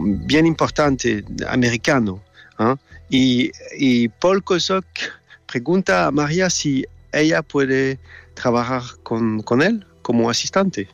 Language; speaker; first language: Spanish; non-native, learner; French